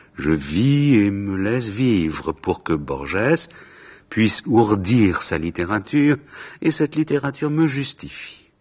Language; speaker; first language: French; native; French